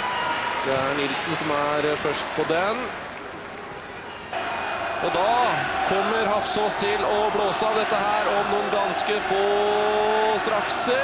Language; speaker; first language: Norwegian; native; Norwegian